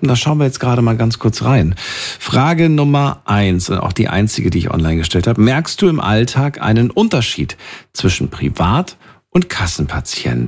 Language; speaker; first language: German; native; German